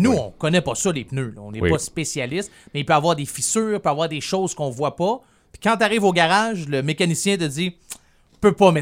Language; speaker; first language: French; native; French